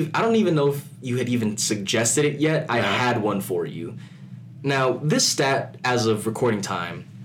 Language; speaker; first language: English; early bilingual, other home language; Filipino